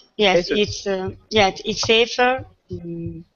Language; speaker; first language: English; non-native, learner; Italian